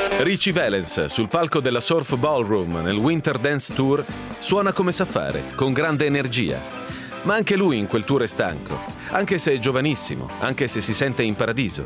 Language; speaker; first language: Italian; native; Italian